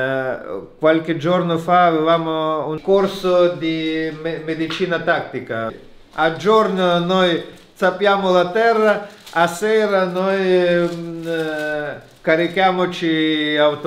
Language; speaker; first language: Italian; non-native, learner; Ukrainian